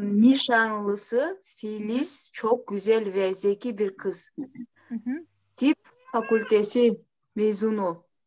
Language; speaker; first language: Turkish; non-native, learner; Kyrgyz